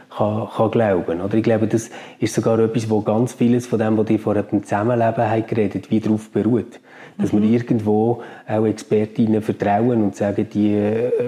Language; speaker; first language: German; native; German